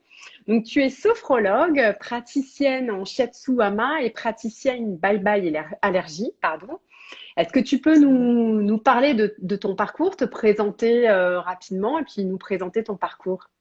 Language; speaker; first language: French; native; French